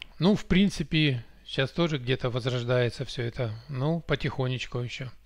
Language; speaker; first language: Russian; native; Russian